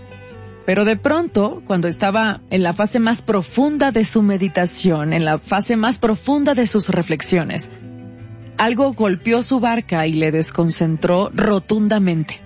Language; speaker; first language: Spanish; native; Spanish